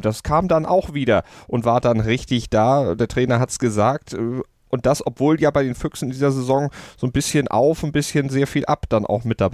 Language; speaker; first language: German; native; German